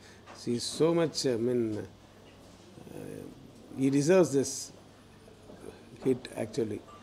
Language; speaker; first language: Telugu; non-native, learner; Tamil